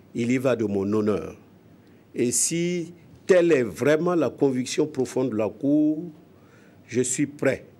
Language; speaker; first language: French; non-native, local second language; Mossi